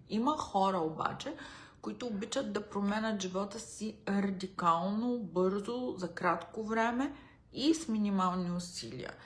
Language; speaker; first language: Bulgarian; early bilingual, heritage; Bulgarian